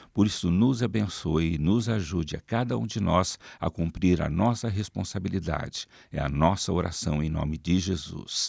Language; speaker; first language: Portuguese; native; Portuguese